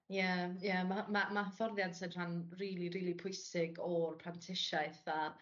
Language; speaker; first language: Welsh; native; Welsh